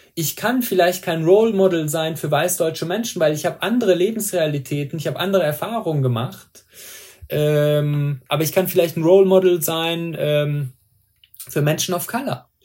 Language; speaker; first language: German; early bilingual, other home language; Persian